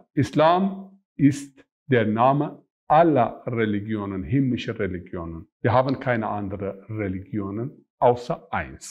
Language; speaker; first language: German; non-native, fluent; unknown